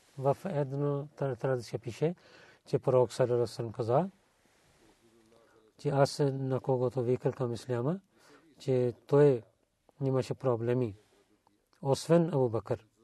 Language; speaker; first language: Bulgarian; non-native, learner; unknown